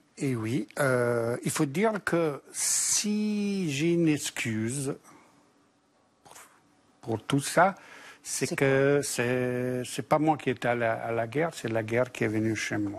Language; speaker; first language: French; non-native, fluent; Bosnian